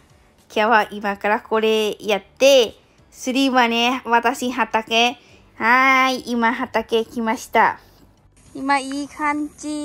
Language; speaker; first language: Japanese; non-native, learner; Lao